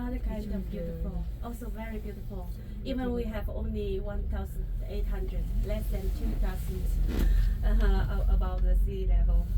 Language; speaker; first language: English; non-native, learner; Chinese